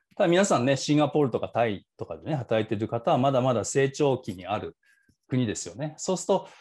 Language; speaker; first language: Japanese; native; Japanese